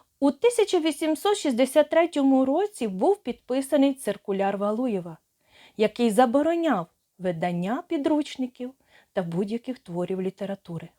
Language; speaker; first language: Ukrainian; native; Ukrainian